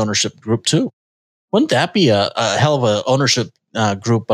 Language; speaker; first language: English; native; English